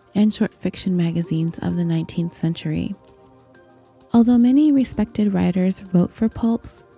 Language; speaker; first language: English; native; English